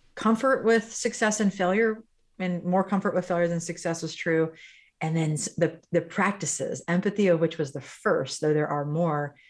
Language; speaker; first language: English; native; English